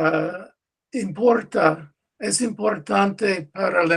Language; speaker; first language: Portuguese; non-native, learner; English